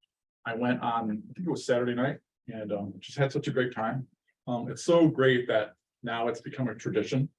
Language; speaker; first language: English; native; English